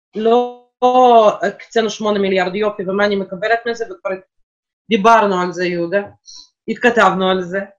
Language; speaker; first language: Hebrew; non-native, fluent; Russian